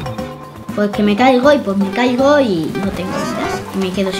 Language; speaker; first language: Spanish; native; Spanish